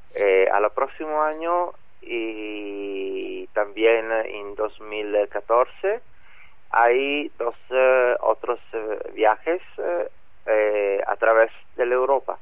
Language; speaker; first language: Spanish; non-native, learner; Italian